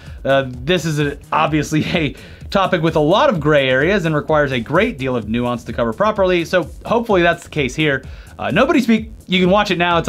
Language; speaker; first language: English; native; English